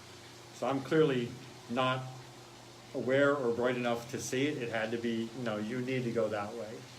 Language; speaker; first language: English; native; English